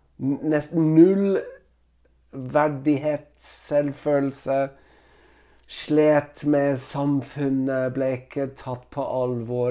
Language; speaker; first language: Norwegian; non-native, fluent; Italian